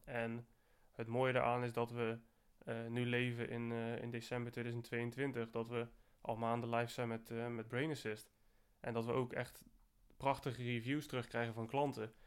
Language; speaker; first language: Dutch; native; Dutch